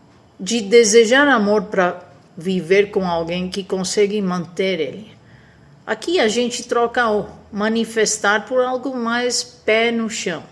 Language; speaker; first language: Portuguese; non-native, fluent; Spanish